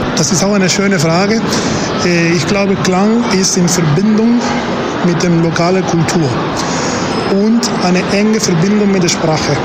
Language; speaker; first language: German; non-native, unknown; Spanish